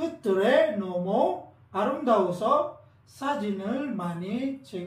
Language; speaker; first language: Korean; non-native, learner; Filipino